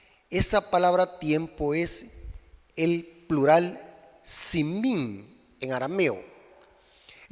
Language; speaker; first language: Spanish; native; Spanish